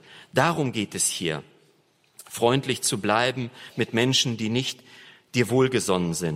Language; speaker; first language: German; native; German